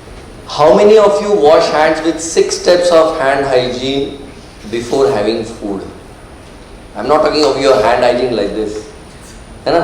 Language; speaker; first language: English; non-native, local second language; Marathi